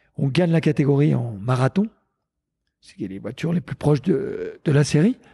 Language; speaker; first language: French; native; French